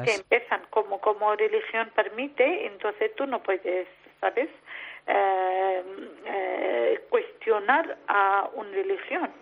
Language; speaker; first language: Spanish; non-native, learner; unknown